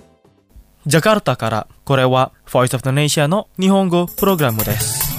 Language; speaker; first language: Japanese; non-native, fluent; Indonesian